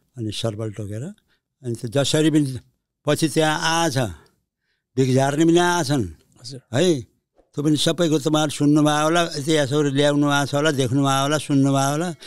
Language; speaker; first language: Nepali; early bilingual, heritage; Nepali